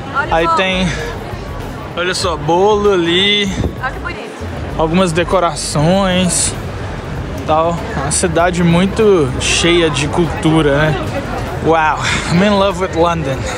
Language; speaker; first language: Portuguese; native; Portuguese